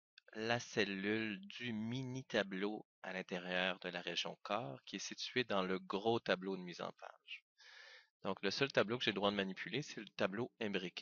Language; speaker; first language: French; native; French